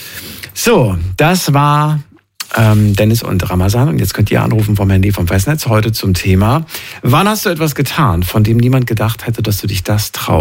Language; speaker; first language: German; native; German